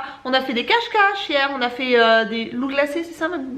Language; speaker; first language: French; native; French